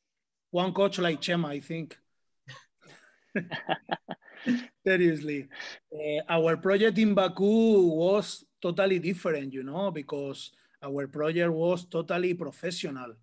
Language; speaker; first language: English; non-native, learner; Spanish